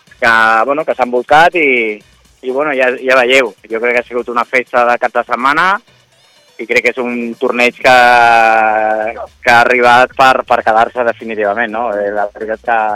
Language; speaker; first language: Catalan; native; Catalan